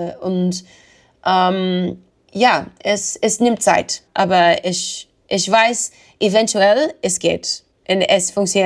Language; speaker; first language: German; non-native, learner; English